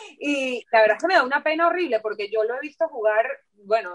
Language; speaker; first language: Spanish; native; Spanish